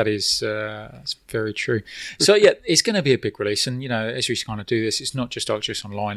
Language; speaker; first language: English; native; English